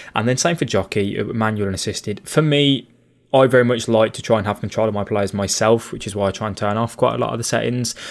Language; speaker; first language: English; native; English